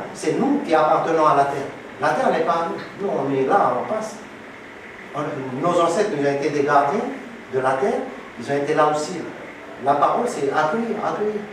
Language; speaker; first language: French; native; French